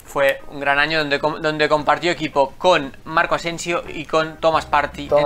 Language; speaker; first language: Spanish; native; Spanish